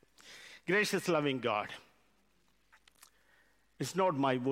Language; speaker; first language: English; non-native, local second language; Malayalam